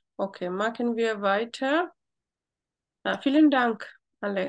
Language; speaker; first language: German; non-native, fluent; Bangla